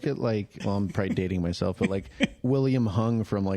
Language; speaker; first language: English; native; English